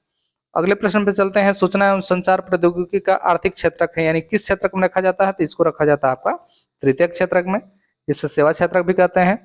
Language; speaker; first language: Hindi; native; Hindi